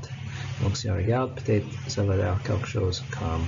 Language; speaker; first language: French; non-native, local second language; English